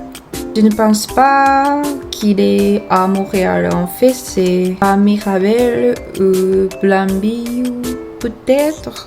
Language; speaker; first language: French; non-native, fluent; Japanese